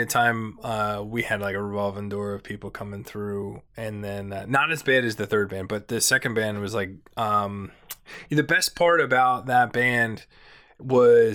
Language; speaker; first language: English; native; English